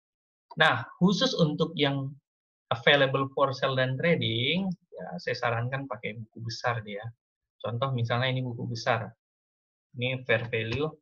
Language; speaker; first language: Indonesian; native; Indonesian